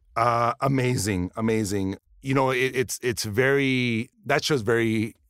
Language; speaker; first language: English; early bilingual, other home language; Spanish